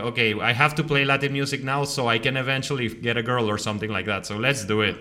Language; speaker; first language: English; non-native, fluent; Spanish